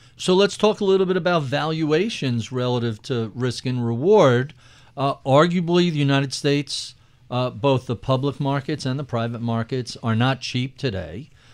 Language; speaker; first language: English; native; English